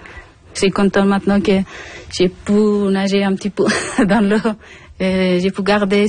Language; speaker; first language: French; non-native, learner; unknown